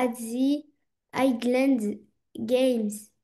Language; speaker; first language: English; non-native, learner; French